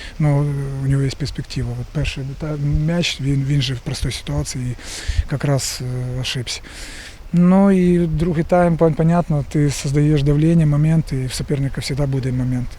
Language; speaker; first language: Ukrainian; non-native, local second language; Russian